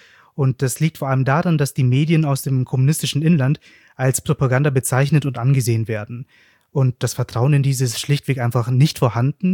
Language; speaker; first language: German; native; German